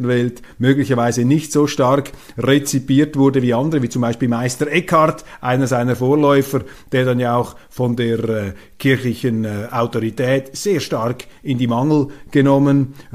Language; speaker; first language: German; native; German